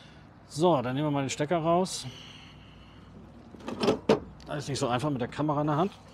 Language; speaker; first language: German; native; German